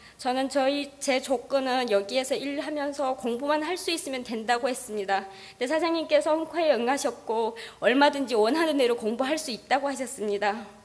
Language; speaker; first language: Korean; native; Korean